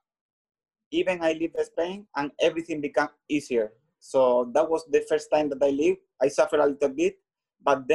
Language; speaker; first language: English; non-native, learner; Spanish